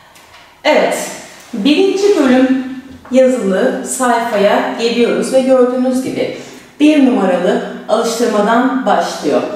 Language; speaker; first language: Turkish; native; Turkish